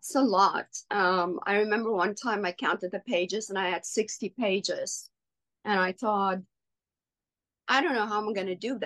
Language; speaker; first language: English; non-native, local second language; Afrikaans